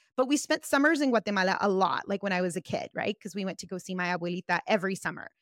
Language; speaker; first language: English; early bilingual, other home language; Spanish